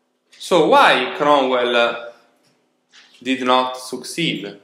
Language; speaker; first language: English; non-native, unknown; Italian